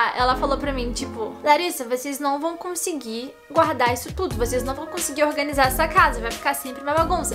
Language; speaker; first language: Portuguese; native; Portuguese